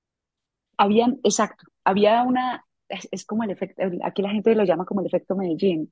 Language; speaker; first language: Spanish; native; Spanish